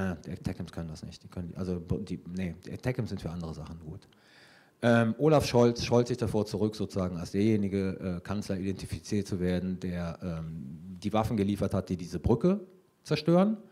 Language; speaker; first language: German; native; German